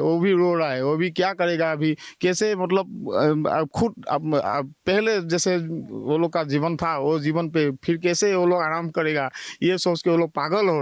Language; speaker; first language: Hindi; non-native, local second language; Assamese